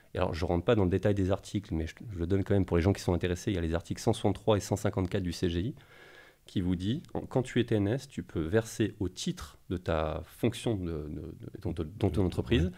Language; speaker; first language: French; native; French